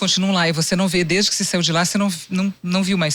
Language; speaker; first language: Portuguese; native; Portuguese